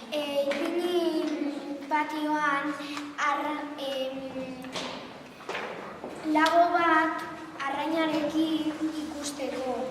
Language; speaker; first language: Basque; non-native, local second language; Spanish